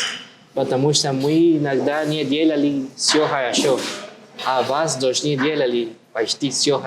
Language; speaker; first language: Russian; non-native, learner; Spanish